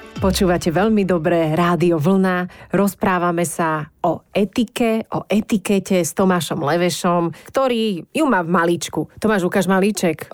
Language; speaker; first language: Slovak; native; Slovak